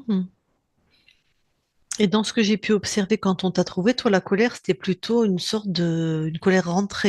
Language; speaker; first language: French; native; French